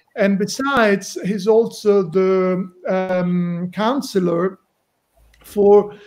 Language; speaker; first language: English; non-native, fluent; Italian